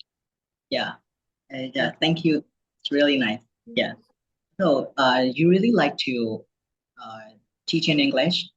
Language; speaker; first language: English; non-native, learner; Burmese